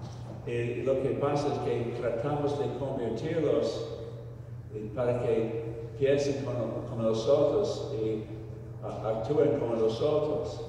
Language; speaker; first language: Spanish; non-native, fluent; English